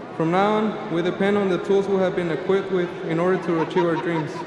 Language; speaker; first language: English; early bilingual, other home language; Spanish